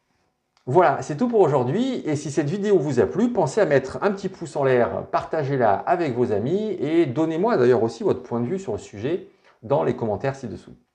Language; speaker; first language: French; native; French